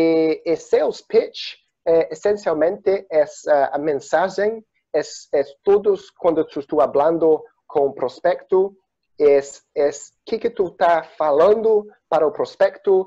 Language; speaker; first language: Spanish; non-native, learner; Portuguese